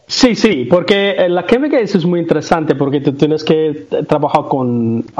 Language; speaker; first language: Spanish; non-native, learner; Tamil